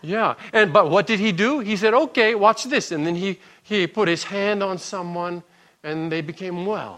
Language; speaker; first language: English; native; English